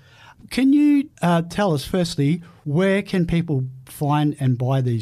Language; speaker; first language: English; native; English